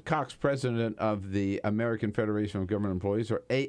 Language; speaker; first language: English; native; English